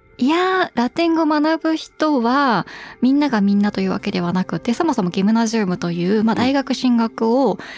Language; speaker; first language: Japanese; early bilingual, heritage; Japanese